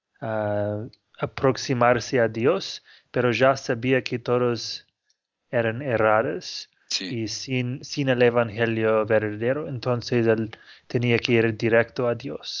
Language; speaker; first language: Spanish; non-native, fluent; English